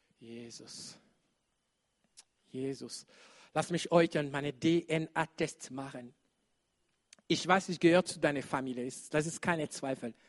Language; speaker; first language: German; non-native, fluent; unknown